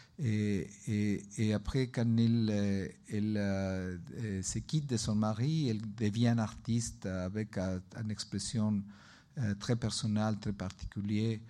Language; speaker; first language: French; non-native, learner; Spanish